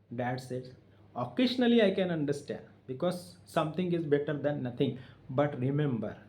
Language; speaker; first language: English; non-native, local second language; Marathi